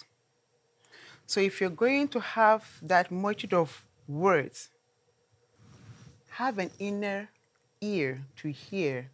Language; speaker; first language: English; non-native, local second language; Igbo